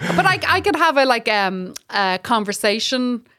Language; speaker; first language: English; native; English